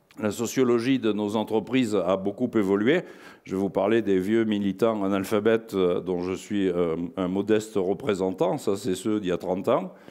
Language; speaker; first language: French; native; French